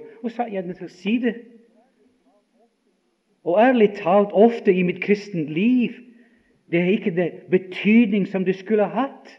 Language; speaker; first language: Norwegian; non-native, fluent; English